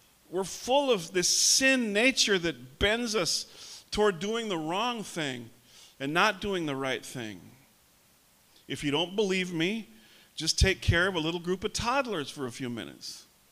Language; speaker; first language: English; native; English